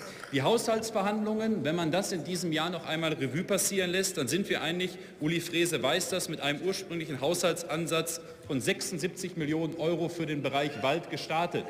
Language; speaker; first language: German; native; German